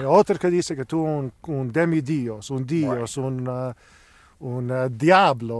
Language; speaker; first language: Spanish; non-native, learner; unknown